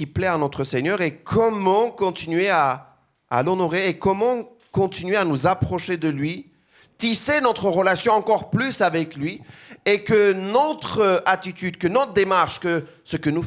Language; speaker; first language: French; native; French